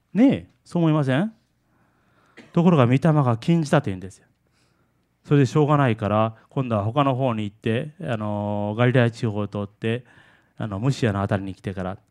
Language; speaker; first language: Japanese; early bilingual, heritage; Japanese